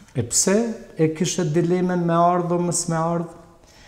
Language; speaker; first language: Albanian; native; Albanian